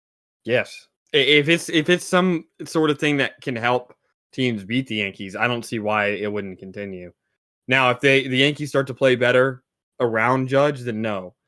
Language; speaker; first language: English; native; English